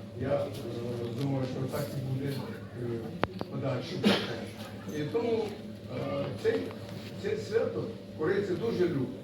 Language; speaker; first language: Ukrainian; non-native, learner; Korean